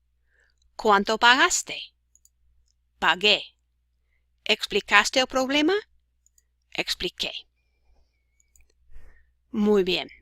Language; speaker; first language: Spanish; non-native, fluent; English